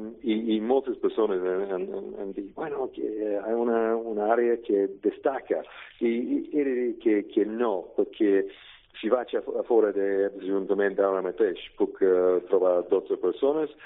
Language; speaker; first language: Catalan; non-native, learner; English